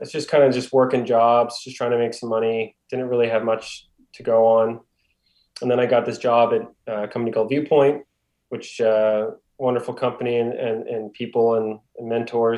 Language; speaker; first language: English; native; English